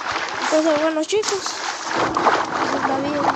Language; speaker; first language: Spanish; native; Spanish